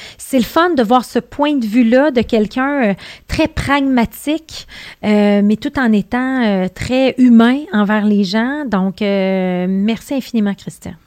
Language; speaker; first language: French; native; French